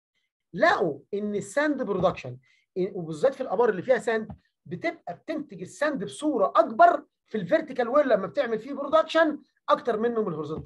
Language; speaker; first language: Arabic; native; Arabic